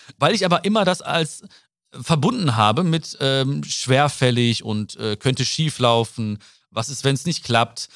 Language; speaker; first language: German; early bilingual, other home language; Malayalam